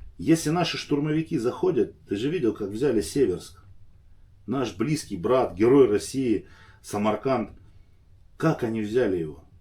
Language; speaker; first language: Russian; native; Russian